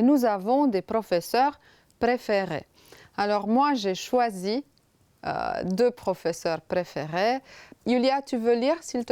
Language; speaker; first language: French; non-native, fluent; Romanian